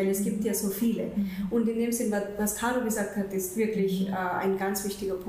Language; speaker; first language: German; non-native, fluent; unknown